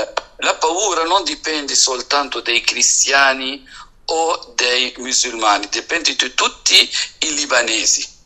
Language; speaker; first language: Italian; non-native, fluent; Arabic